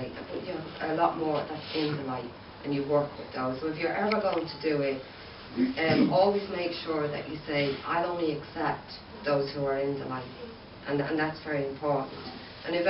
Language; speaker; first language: English; native; English